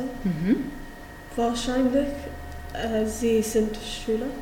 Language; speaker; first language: German; non-native, learner; English